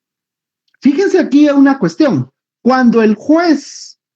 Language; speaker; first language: Spanish; native; Spanish